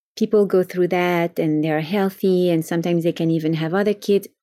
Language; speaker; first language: English; non-native, fluent; French